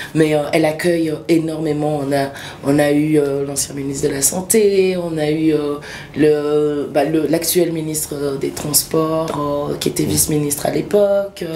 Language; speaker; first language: French; early bilingual, other home language; Swahili